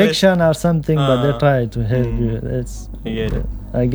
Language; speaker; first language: English; non-native, local second language; Pashto